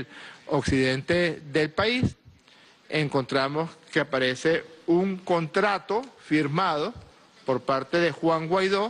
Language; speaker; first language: Spanish; native; Spanish